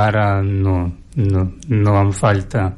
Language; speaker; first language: Catalan; non-native, learner; Russian